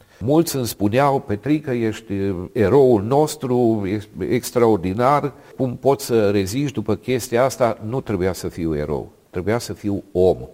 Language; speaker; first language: Romanian; native; Romanian